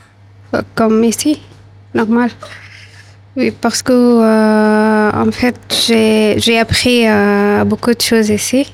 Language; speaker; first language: French; non-native, learner; Arabic